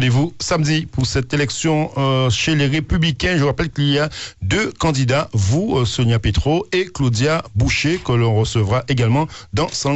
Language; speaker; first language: French; native; French